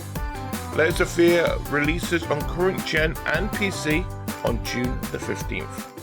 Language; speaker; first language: English; native; English